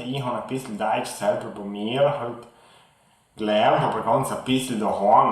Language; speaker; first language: German; non-native, learner; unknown